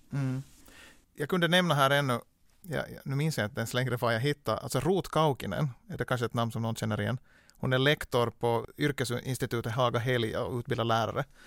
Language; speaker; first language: Swedish; native; Swedish